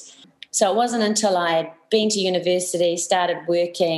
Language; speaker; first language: English; native; English